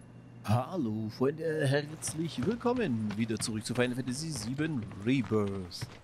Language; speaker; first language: German; native; German